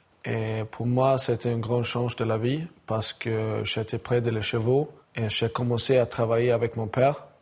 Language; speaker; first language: French; non-native, learner; Swedish